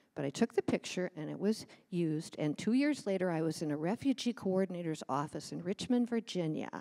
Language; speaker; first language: English; native; English